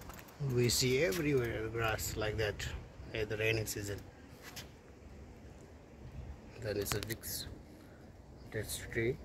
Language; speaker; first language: English; non-native, learner; Nepali